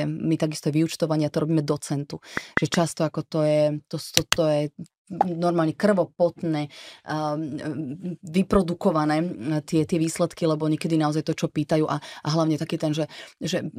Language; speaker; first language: Slovak; native; Slovak